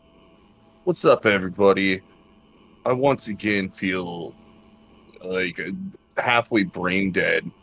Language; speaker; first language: English; native; English